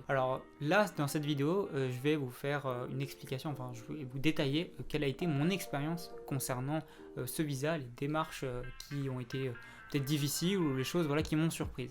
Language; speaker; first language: French; native; French